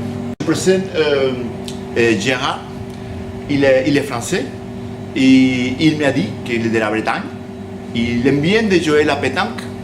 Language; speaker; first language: French; non-native, learner; Spanish